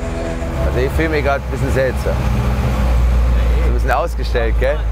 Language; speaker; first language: German; native; German